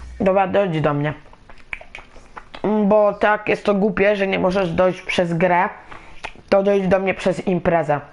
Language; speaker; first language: Polish; native; Polish